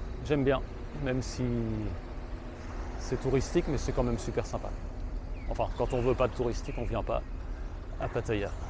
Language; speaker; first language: French; native; French